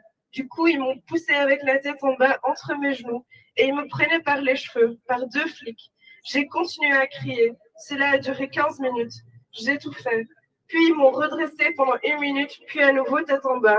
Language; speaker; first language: French; native; French